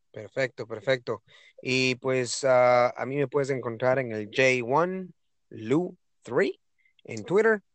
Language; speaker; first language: Spanish; native; Spanish